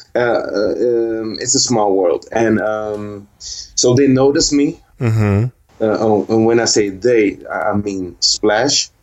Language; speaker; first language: English; early bilingual, heritage; Dutch